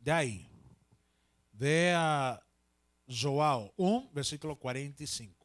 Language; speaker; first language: Portuguese; non-native, learner; Spanish